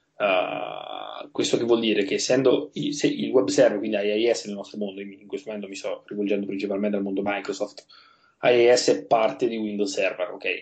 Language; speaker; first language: Italian; native; Italian